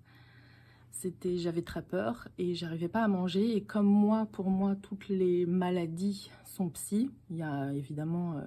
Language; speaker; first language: French; native; French